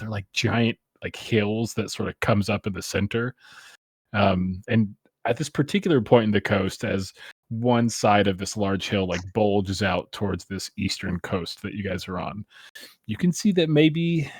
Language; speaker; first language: English; native; English